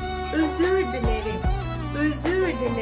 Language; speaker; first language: Turkish; non-native, fluent; Kazakh